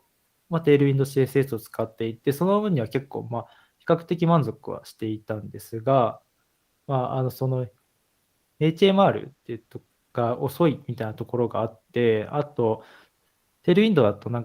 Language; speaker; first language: Japanese; native; Japanese